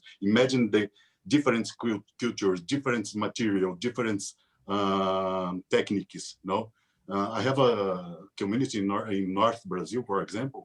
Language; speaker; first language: English; non-native, learner; Portuguese